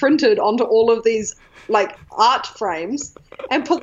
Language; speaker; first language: English; native; English